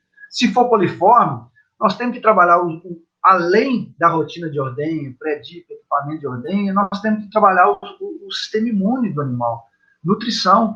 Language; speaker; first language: Portuguese; native; Portuguese